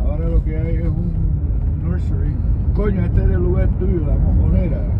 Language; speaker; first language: Spanish; native; Spanish